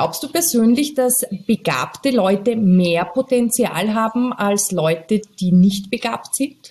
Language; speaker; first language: German; native; German